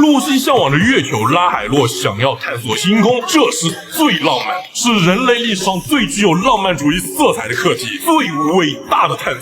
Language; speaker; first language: Chinese; native; Chinese